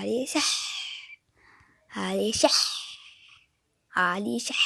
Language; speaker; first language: French; native; French